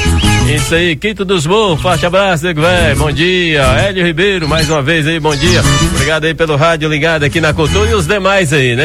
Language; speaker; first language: Portuguese; native; Portuguese